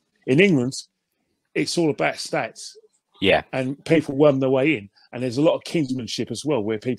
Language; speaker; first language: English; native; English